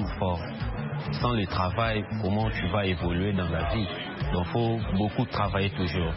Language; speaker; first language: French; non-native, local second language; Lingala